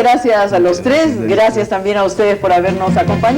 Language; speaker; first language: Spanish; native; Spanish